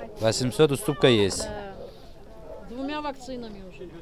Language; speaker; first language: Russian; non-native, local second language; Uzbek